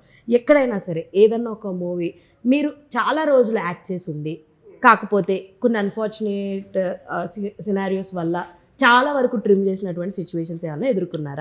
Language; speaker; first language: Telugu; native; Telugu